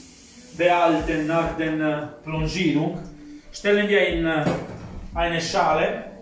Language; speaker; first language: German; non-native, fluent; Italian